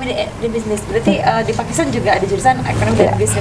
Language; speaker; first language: Indonesian; native; Indonesian